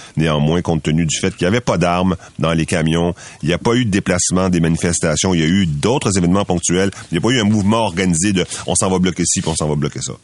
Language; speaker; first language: French; native; French